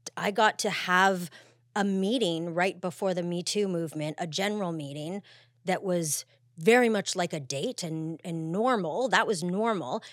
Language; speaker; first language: English; native; English